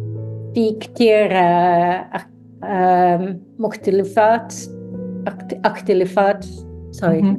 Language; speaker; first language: Arabic; non-native, learner; English